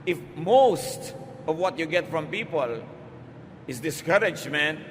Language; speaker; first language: English; non-native, local second language; Filipino